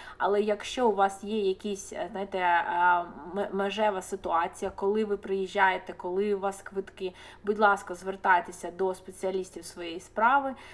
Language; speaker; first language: Ukrainian; non-native, local second language; Russian